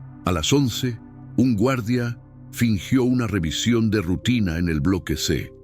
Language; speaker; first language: Spanish; native; Spanish